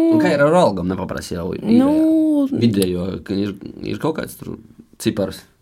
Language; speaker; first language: Latvian; native; Latvian